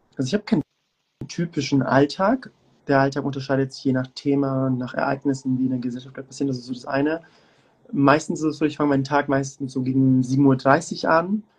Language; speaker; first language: German; early bilingual, other home language; Turkish